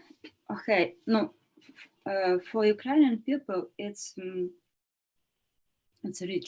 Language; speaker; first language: English; non-native, learner; Ukrainian